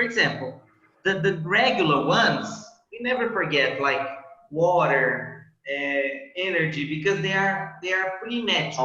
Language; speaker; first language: English; non-native, fluent; Portuguese